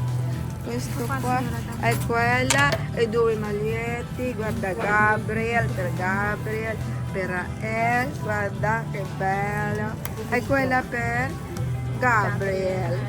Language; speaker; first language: Italian; non-native, learner; Filipino